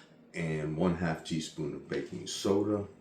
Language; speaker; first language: English; native; English